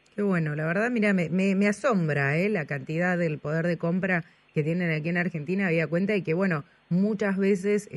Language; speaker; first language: Spanish; native; Spanish